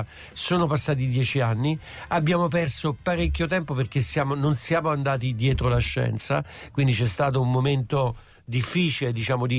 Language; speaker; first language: Italian; native; Italian